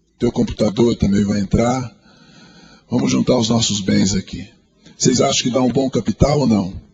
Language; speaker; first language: Portuguese; native; Portuguese